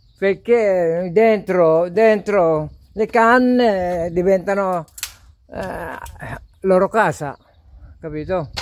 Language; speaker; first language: Italian; non-native, learner; Filipino